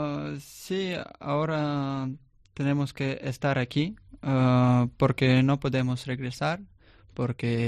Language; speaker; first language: Spanish; non-native, learner; Russian